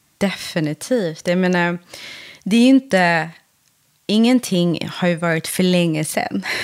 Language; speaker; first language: Swedish; early bilingual, other home language; Persian